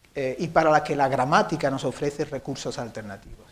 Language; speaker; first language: Spanish; native; Spanish